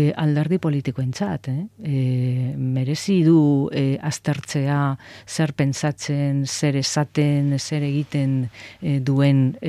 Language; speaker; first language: Basque; non-native, local second language; Spanish